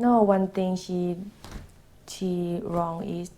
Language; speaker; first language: English; non-native, learner; Thai